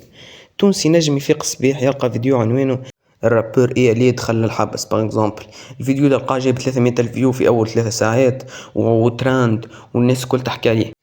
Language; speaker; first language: Arabic; native; Arabic